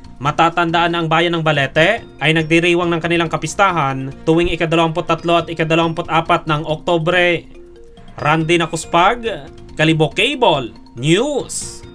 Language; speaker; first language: Filipino; non-native, local second language; Aklanon